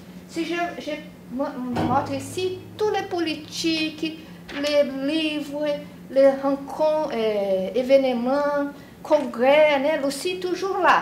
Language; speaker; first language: French; non-native, learner; Portuguese